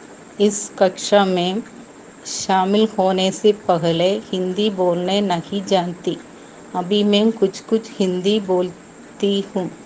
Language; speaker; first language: Hindi; non-native, learner; Malayalam